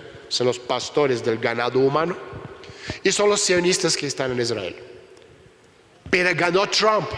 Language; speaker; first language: Spanish; non-native, fluent; Russian